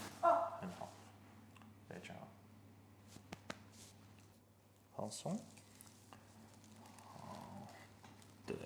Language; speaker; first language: Chinese; non-native, learner; English